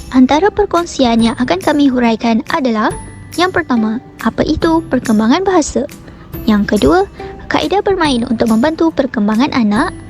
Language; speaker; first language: Malay; native; Malay